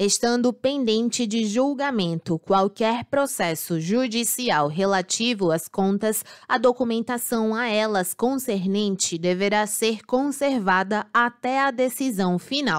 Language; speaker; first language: Portuguese; native; Portuguese